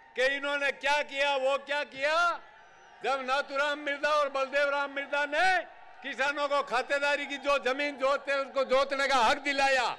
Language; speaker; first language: Hindi; native; Hindi